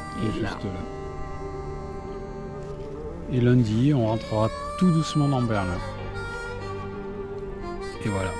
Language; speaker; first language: French; native; French